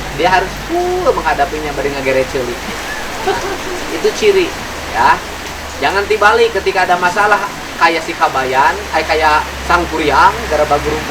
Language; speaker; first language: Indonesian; non-native, local second language; Sundanese